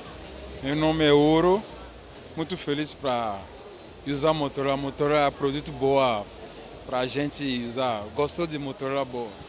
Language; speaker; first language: Portuguese; non-native, learner; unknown